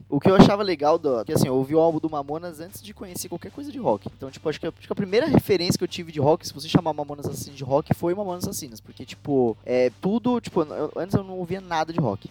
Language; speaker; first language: Portuguese; native; Portuguese